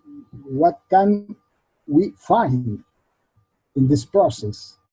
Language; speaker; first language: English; non-native, learner; Spanish